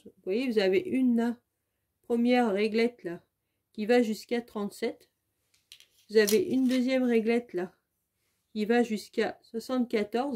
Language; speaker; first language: French; native; French